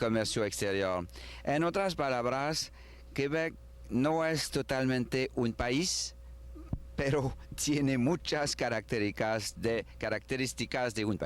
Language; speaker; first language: Spanish; non-native, learner; French